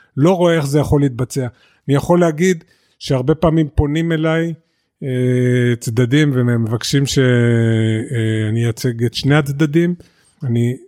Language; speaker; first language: Hebrew; native; Hebrew